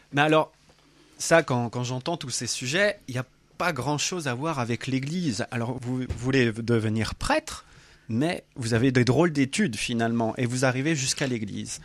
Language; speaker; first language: French; native; French